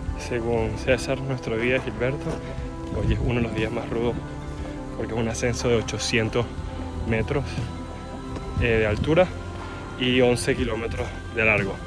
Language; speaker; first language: Spanish; native; Spanish